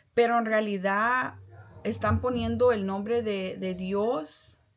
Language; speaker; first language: Spanish; early bilingual, heritage; Spanish